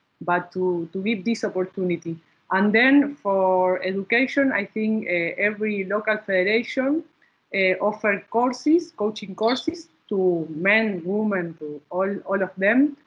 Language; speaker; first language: English; non-native, learner; Spanish